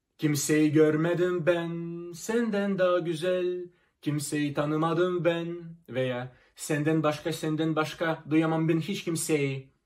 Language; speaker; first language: Turkish; non-native, fluent; Russian